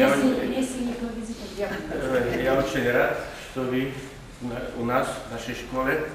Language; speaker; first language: Russian; non-native, learner; Slovak